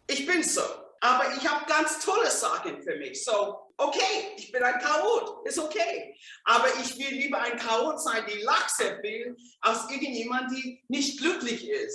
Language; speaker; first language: German; non-native, fluent; English